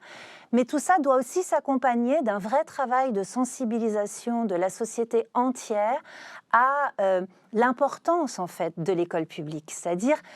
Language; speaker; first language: French; native; French